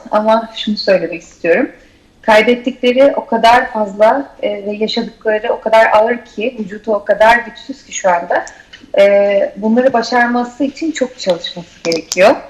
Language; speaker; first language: Turkish; native; Turkish